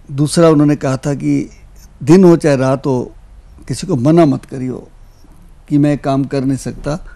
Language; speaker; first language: Hindi; native; Hindi